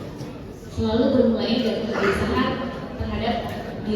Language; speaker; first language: Indonesian; native; Indonesian